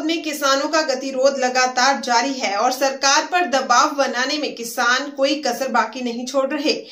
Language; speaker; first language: Hindi; non-native, local second language; Punjabi